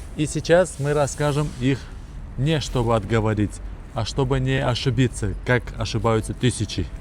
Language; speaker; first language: Russian; non-native, local second language; Armenian